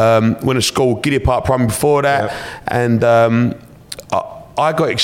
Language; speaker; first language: English; native; English